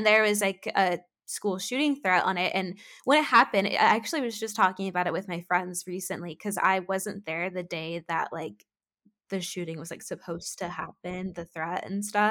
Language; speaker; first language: English; native; English